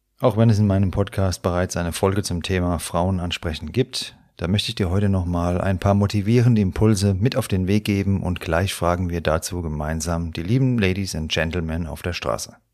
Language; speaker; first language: German; native; German